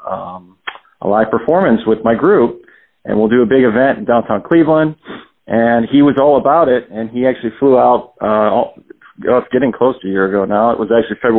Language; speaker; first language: English; native; English